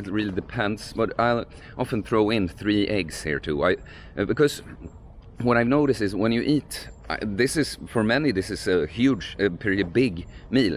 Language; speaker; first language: English; non-native, fluent; Swedish